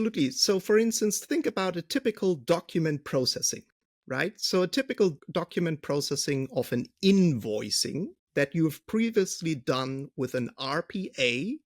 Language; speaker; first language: English; non-native, fluent; German